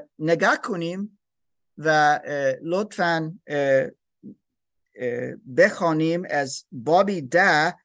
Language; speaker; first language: Persian; non-native, learner; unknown